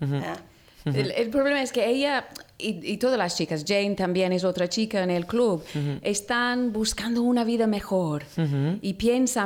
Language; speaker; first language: Spanish; non-native, learner; English